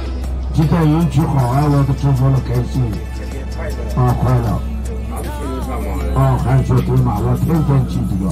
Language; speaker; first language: Chinese; non-native, local second language; Uzbek